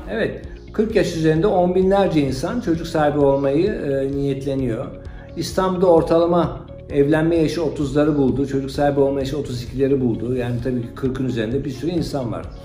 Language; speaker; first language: Turkish; native; Turkish